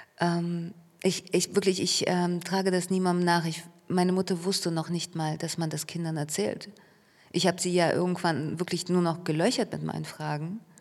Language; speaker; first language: German; early bilingual, other home language; Russian